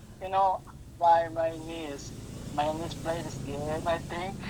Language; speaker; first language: English; non-native, learner; Indonesian